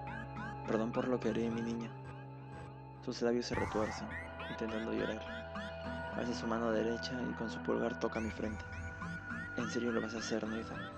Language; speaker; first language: Spanish; native; Spanish